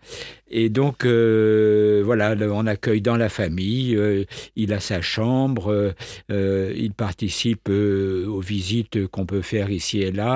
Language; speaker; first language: French; native; French